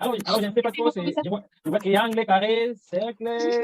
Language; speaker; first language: French; non-native, fluent; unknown